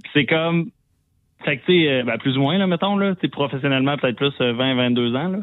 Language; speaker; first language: French; native; French